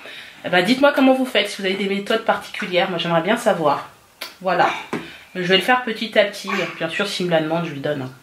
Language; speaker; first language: French; native; French